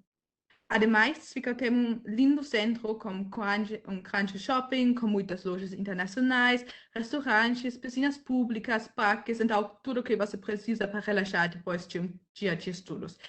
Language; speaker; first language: Portuguese; non-native, fluent; German